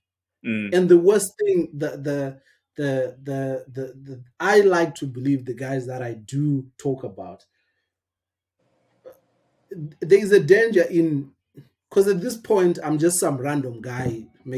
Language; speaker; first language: English; non-native, local second language; Shona